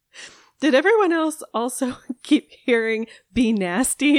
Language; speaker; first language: English; native; English